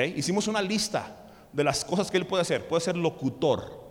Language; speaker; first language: Spanish; early bilingual, other home language; English